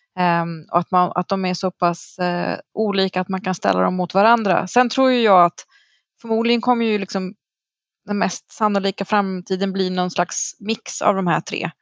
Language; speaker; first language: Swedish; native; Swedish